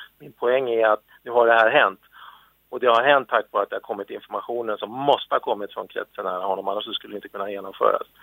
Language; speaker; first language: Swedish; native; Swedish